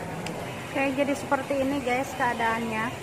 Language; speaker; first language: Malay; non-native, local second language; Sundanese